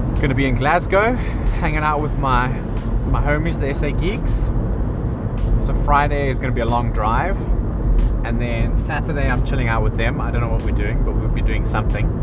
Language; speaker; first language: English; native; English